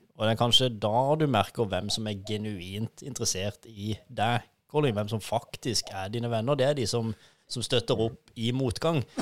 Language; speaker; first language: Norwegian; native; Norwegian